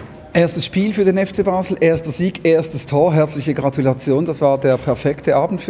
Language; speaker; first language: German; native; German